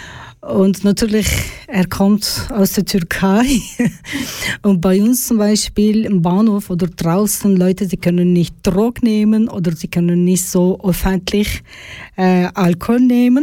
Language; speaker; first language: German; non-native, learner; Turkish